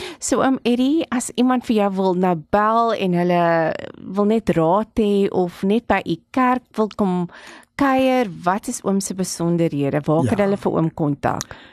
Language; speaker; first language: Afrikaans; non-native, local second language; English